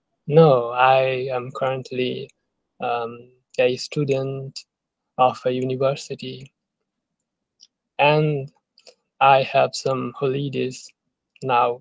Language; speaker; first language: English; non-native, learner; Bangla